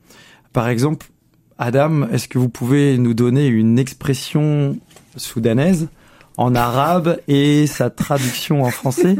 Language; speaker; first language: French; native; French